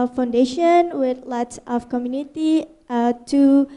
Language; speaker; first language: English; non-native, fluent; Indonesian